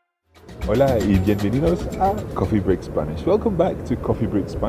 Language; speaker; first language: Spanish; non-native, fluent; English